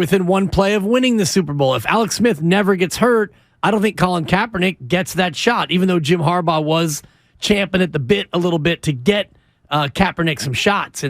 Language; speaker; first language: English; native; English